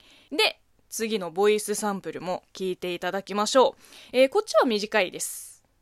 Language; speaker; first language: Japanese; non-native, fluent; Chinese